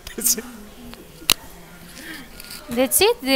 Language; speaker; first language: English; non-native, learner; Russian